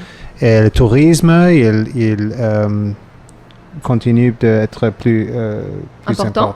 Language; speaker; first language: French; non-native, fluent; English